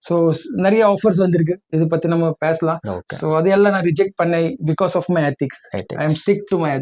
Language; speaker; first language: Tamil; early bilingual, heritage; Tamil